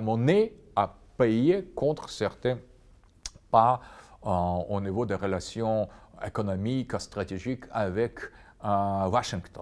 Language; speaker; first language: French; non-native, fluent; Russian